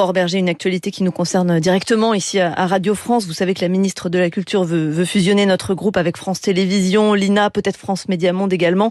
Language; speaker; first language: French; native; French